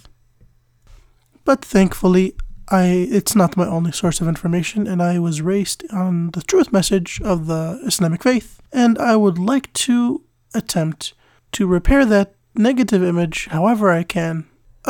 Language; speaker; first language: English; native; English